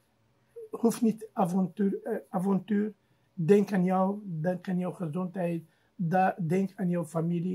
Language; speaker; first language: Dutch; non-native, fluent; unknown